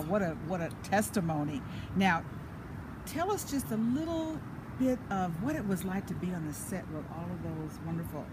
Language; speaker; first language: English; native; English